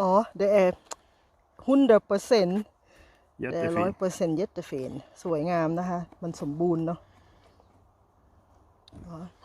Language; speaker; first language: Swedish; non-native, learner; Thai